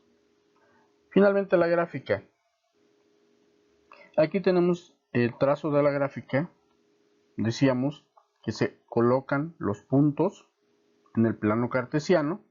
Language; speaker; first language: Spanish; native; Spanish